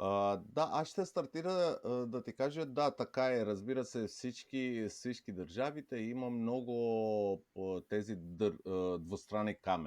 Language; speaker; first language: Bulgarian; non-native, fluent; Romanian